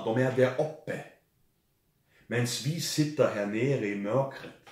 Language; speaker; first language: Swedish; non-native, fluent; German